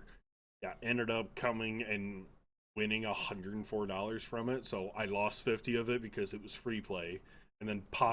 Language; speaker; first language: English; native; English